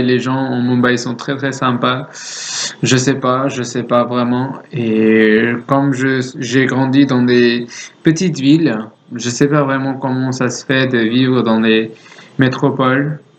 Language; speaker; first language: French; non-native, learner; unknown